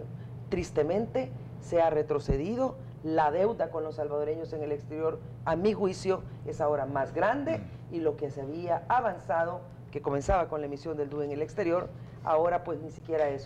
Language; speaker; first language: Spanish; native; Spanish